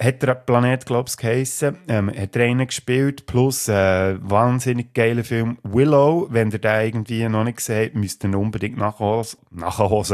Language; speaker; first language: German; native; German